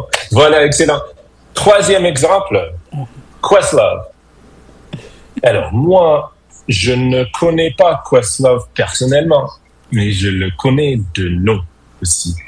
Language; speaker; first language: French; non-native, fluent; English